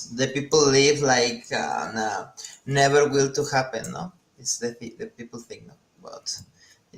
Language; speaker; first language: English; non-native, learner; Spanish